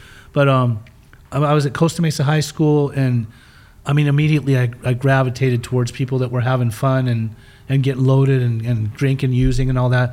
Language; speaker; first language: English; early bilingual, other home language; German